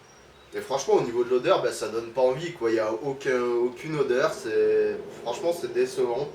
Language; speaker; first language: French; native; French